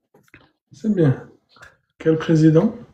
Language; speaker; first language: French; native; French